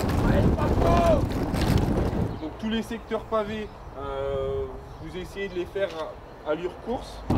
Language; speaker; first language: French; native; French